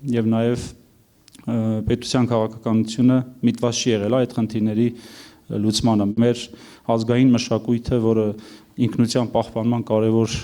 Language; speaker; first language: Armenian; non-native, local second language; Kurdish